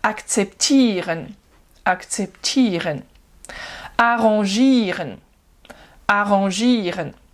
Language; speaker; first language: German; non-native, fluent; French